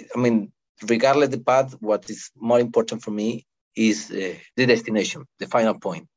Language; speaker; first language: English; non-native, fluent; Spanish